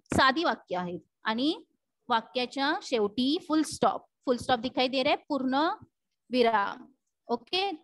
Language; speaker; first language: Hindi; non-native, local second language; Marathi